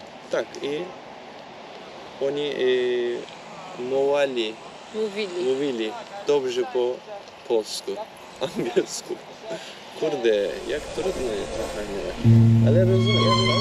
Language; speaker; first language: Polish; non-native, learner; Turkish